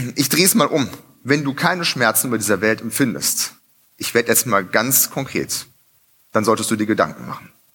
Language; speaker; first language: German; native; German